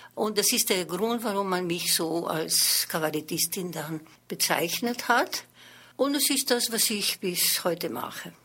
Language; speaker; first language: German; non-native, fluent; French